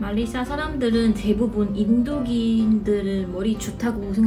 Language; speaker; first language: Korean; non-native, fluent; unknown